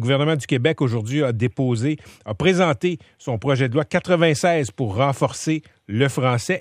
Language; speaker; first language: French; native; French